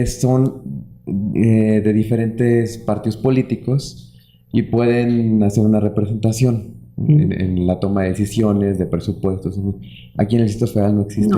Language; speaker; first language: Spanish; native; Spanish